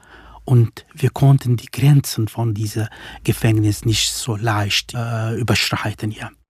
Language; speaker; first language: German; non-native, fluent; Kurdish